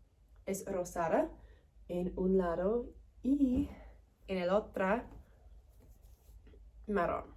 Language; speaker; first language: Spanish; non-native, learner; English